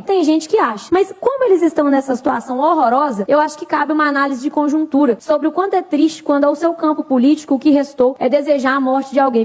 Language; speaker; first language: Portuguese; native; Portuguese